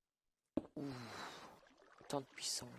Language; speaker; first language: French; native; French